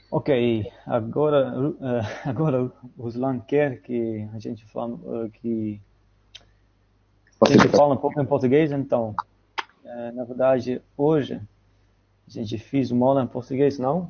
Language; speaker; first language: Portuguese; non-native, fluent; Dutch